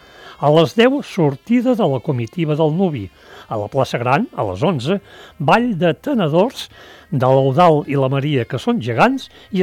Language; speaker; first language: Catalan; native; Catalan